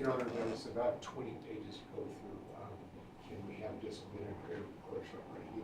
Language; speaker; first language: English; native; English